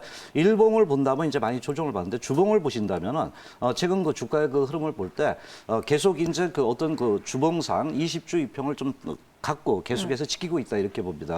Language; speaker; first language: Korean; native; Korean